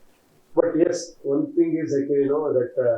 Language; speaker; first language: Tamil; non-native, learner; Kannada